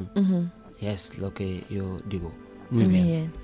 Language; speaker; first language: Spanish; non-native, learner; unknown